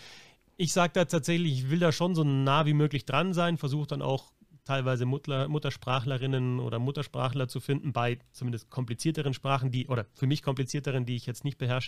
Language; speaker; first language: German; native; German